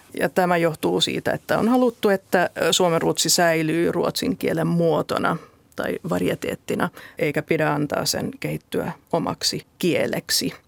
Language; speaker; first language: Finnish; non-native, local second language; Swedish